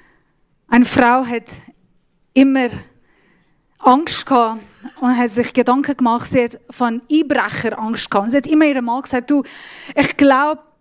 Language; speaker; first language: German; non-native, fluent; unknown